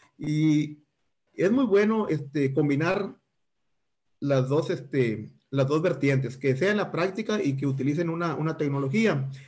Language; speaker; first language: Spanish; native; Spanish